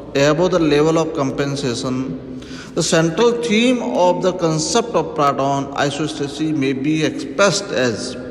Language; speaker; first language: English; non-native, local second language; Hindi